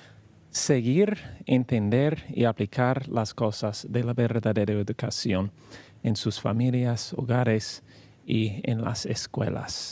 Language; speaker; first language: Spanish; non-native, learner; English